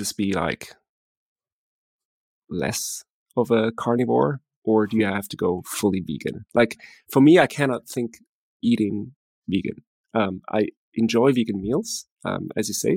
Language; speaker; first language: English; non-native, fluent; Swiss German